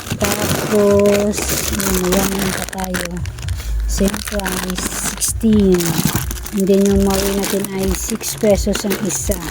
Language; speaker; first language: Filipino; non-native, local second language; Cebuano